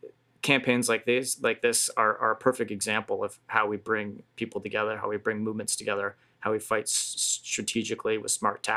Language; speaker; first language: English; native; English